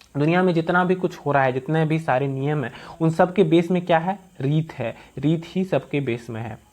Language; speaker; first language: Hindi; native; Hindi